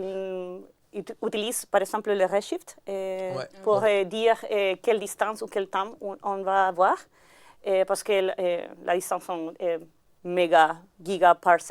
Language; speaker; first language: French; non-native, learner; Spanish